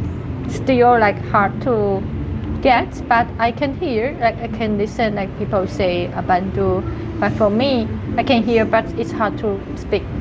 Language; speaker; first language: English; non-native, fluent; Chinese